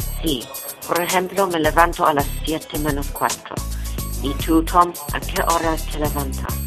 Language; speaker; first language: Spanish; non-native, learner; English